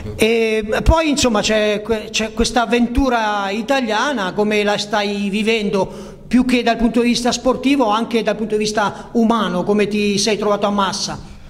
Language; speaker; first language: Italian; native; Italian